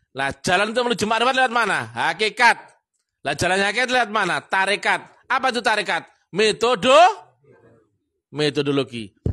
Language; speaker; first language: Indonesian; non-native, local second language; Javanese